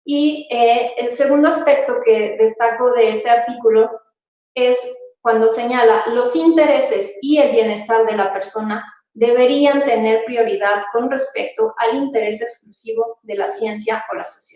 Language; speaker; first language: Spanish; native; Spanish